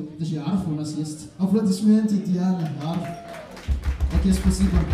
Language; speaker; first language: Russian; non-native, fluent; Malagasy